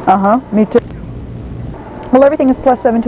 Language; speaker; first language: English; native; English